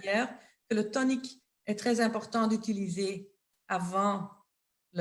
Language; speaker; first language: French; non-native, local second language; Dutch